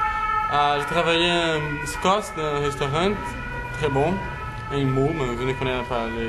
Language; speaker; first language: French; non-native, learner; Portuguese